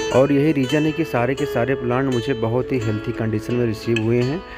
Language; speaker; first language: Hindi; native; Hindi